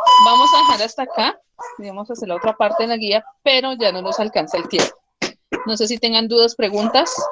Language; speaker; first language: Spanish; native; Spanish